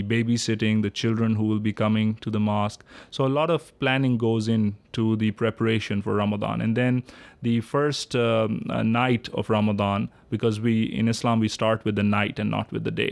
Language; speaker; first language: English; non-native, local second language; Urdu